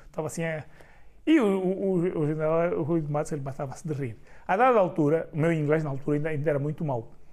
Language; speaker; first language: Portuguese; native; Portuguese